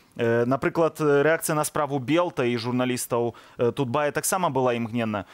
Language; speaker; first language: Belarusian; native; Belarusian